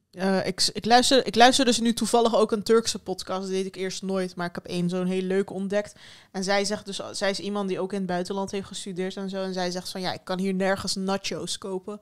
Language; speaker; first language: Dutch; early bilingual, other home language; Turkish